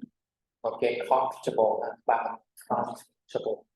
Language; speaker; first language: English; non-native, fluent; Vietnamese